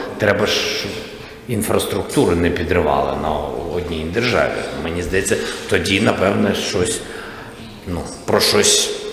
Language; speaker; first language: Ukrainian; non-native, local second language; Russian